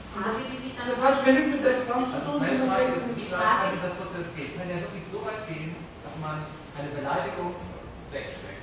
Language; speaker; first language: German; non-native, fluent; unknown